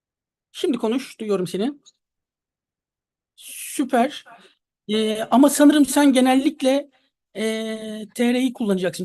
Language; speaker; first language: Turkish; native; Turkish